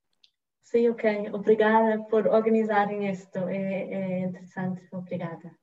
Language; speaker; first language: Portuguese; non-native, fluent; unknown